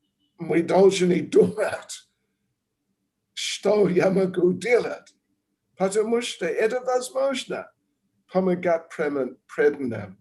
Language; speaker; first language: Russian; non-native, learner; English